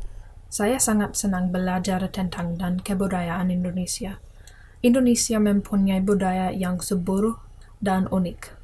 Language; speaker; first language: Indonesian; non-native, learner; English